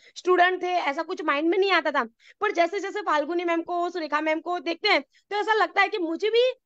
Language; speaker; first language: Hindi; non-native, local second language; Gujarati